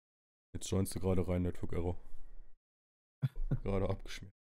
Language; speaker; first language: German; native; German